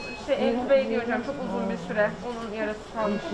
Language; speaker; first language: Turkish; native; Turkish